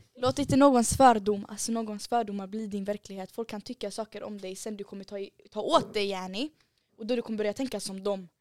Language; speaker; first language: Swedish; early bilingual, other home language; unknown